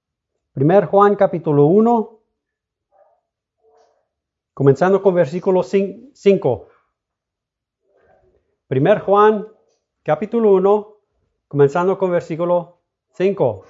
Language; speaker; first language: Spanish; early bilingual, heritage; Spanish